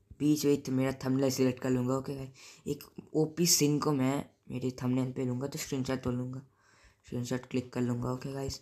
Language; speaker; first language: Hindi; native; Hindi